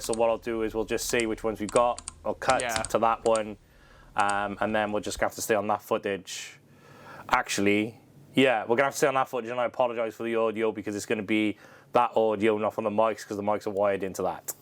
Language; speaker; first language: English; native; English